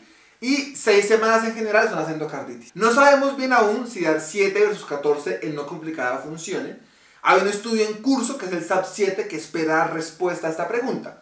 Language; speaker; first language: Spanish; native; Spanish